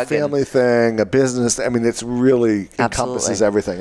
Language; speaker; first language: English; native; English